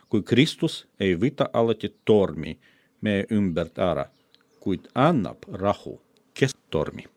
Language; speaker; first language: Estonian; non-native, fluent; Russian